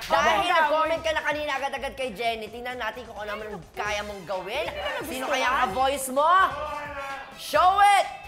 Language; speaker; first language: Filipino; native; Filipino